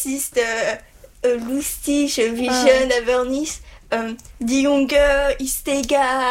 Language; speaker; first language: German; non-native, learner; French